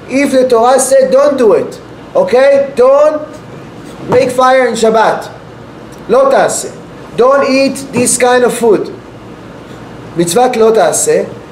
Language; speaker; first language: English; non-native, fluent; Hebrew